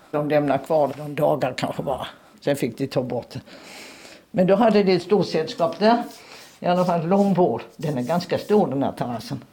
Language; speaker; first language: Swedish; native; Swedish